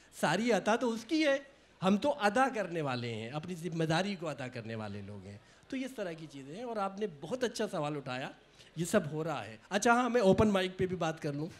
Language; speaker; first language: Hindi; native; Hindi